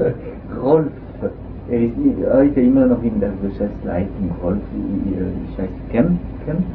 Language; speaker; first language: German; non-native, local second language; French